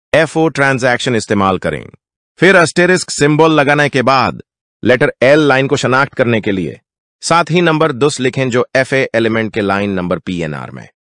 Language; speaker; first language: Urdu; native; Urdu